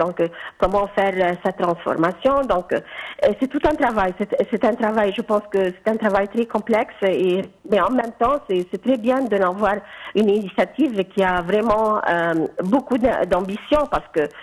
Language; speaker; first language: French; non-native, fluent; Arabic